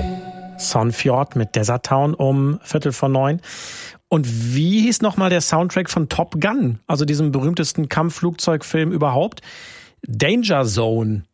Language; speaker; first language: German; native; German